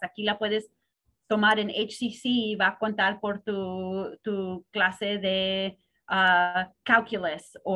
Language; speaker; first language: Spanish; early bilingual, heritage; Spanish